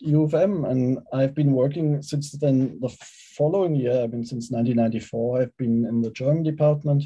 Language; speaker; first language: English; non-native, fluent; German